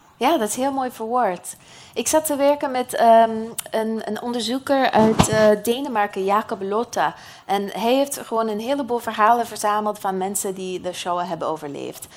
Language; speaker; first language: Dutch; non-native, fluent; English